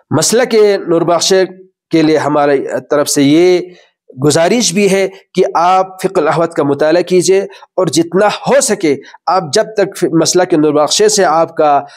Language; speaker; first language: Urdu; non-native, local second language; Balti